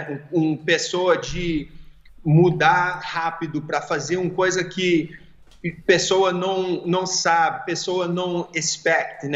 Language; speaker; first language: Portuguese; early bilingual, heritage; English